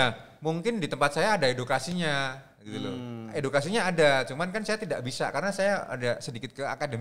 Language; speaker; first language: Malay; non-native, local second language; Javanese